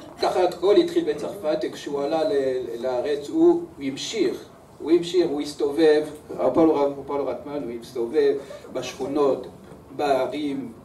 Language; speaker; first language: Hebrew; early bilingual, other home language; French